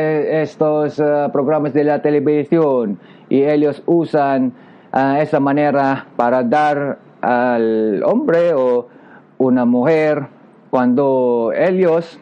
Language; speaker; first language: Spanish; non-native, learner; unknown